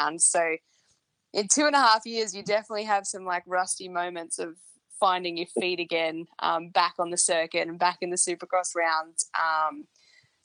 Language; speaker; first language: English; native; English